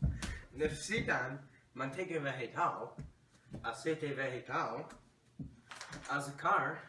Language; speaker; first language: Spanish; non-native, learner; English